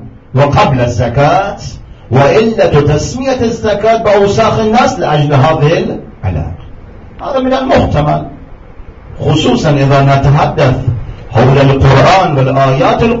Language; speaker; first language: Arabic; non-native, fluent; Persian